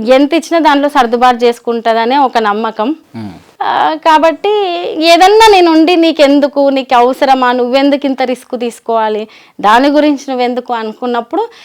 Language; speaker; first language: Telugu; native; Telugu